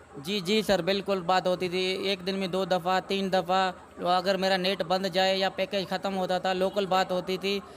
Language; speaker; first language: Urdu; non-native, local second language; Sindhi